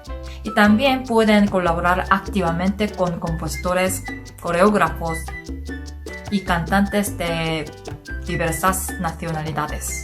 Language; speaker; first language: Spanish; non-native, learner; Korean